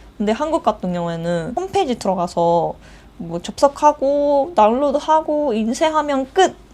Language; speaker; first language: Korean; non-native, fluent; Japanese